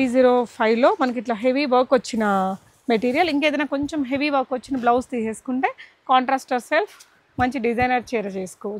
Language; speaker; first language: Telugu; native; Telugu